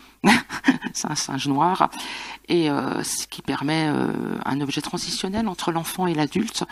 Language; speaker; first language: French; native; French